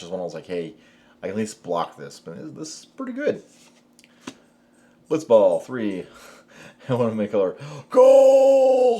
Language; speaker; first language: English; native; English